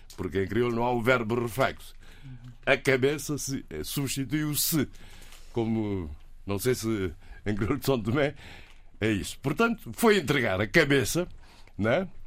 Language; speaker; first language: Portuguese; native; Portuguese